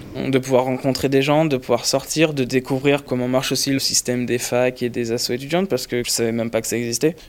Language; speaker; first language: French; native; French